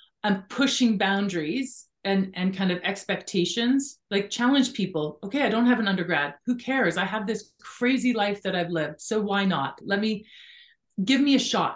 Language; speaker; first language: English; native; English